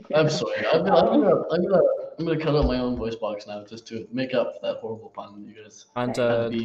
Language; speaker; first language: English; native; English